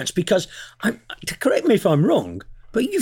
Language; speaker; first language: English; native; English